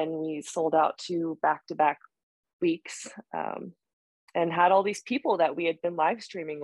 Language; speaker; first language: English; native; English